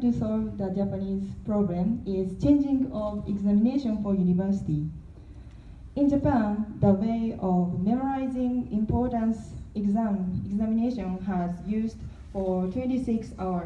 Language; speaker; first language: English; non-native, learner; Korean